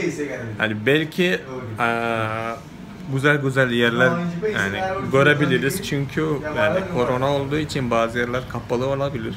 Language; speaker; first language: Turkish; non-native, fluent; Malayalam